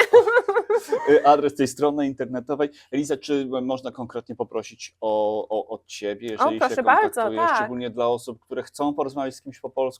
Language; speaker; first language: Polish; native; Polish